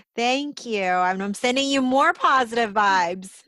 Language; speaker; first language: English; native; English